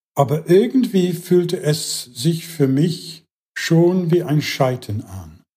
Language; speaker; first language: German; non-native, fluent; English